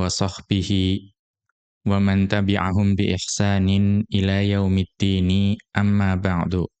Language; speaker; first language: Arabic; non-native, fluent; Indonesian